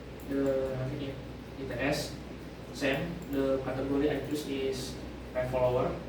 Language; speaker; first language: English; non-native, learner; Indonesian